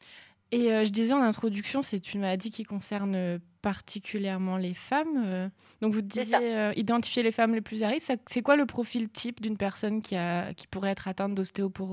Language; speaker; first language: French; native; French